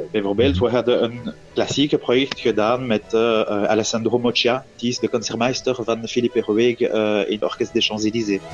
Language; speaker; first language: Dutch; non-native, local second language; French